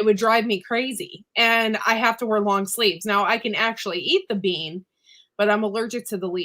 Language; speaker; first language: English; native; English